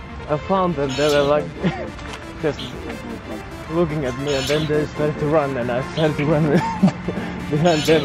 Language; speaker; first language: English; non-native, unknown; Finnish